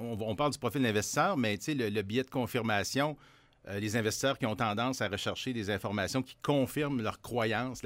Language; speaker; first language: French; native; French